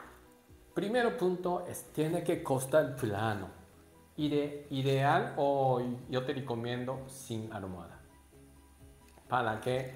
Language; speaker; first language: Spanish; non-native, learner; Japanese